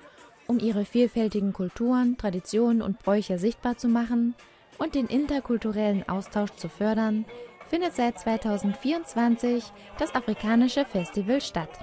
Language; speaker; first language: German; native; German